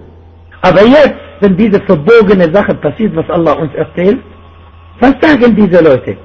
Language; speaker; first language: German; non-native, fluent; Arabic